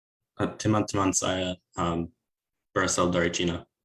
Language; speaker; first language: Indonesian; non-native, learner; English